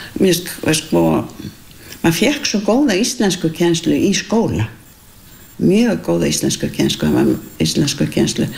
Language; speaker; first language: Icelandic; native; Icelandic